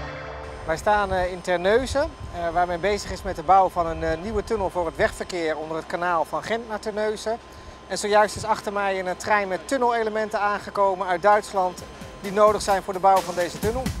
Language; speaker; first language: Dutch; native; Dutch